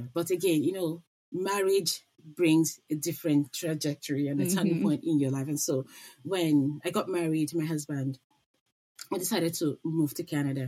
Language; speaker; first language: English; non-native, local second language; Igbo